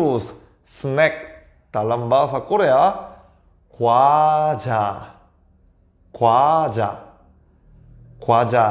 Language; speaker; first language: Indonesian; non-native, fluent; Korean